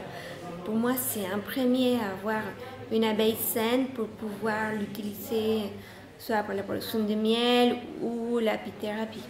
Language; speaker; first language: French; non-native, fluent; Spanish